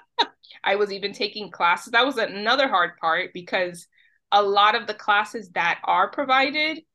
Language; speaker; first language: English; early bilingual, other home language; Spanish